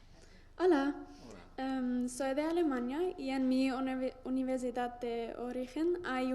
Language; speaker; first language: Spanish; non-native, learner; German